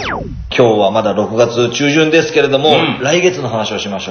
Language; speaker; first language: Japanese; native; Japanese